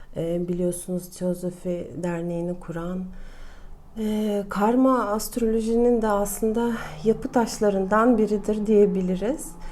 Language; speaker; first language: Turkish; non-native, fluent; Russian